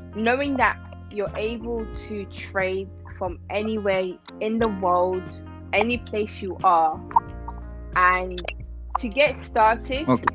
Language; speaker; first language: English; non-native, fluent; Persian